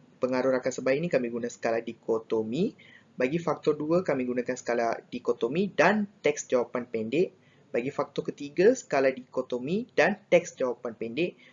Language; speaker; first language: Malay; non-native, local second language; Tamil